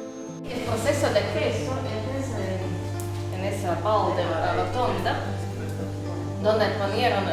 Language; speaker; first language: Spanish; non-native, learner; Latvian